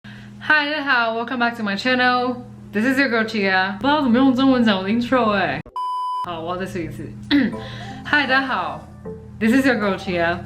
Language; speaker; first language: Chinese; native; Chinese